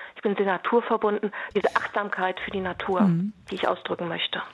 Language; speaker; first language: German; native; German